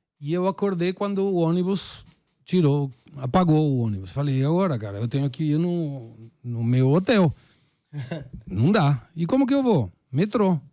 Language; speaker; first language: Portuguese; non-native, fluent; Spanish